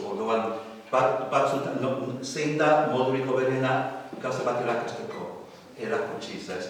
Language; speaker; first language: Basque; non-native, fluent; English